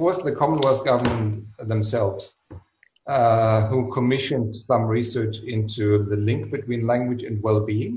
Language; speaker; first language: English; non-native, fluent; German